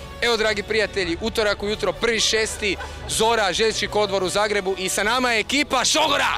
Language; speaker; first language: Serbian; native; Serbian